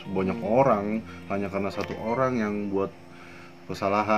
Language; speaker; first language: Indonesian; native; Indonesian